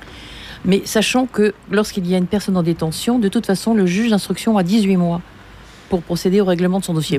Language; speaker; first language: French; native; French